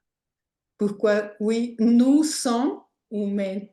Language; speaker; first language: French; non-native, learner; Spanish